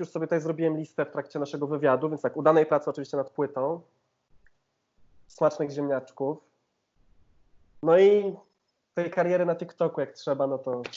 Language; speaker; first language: Polish; native; Polish